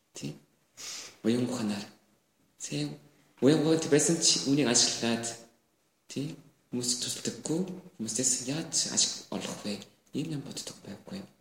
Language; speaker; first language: Mongolian; non-native, learner; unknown